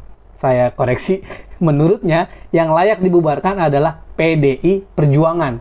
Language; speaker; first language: Indonesian; native; Indonesian